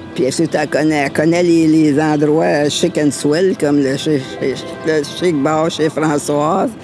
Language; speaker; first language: French; native; French